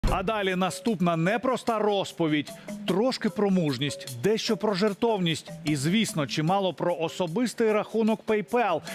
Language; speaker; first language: Ukrainian; native; Ukrainian